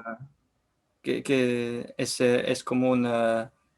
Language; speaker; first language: Spanish; non-native, learner; French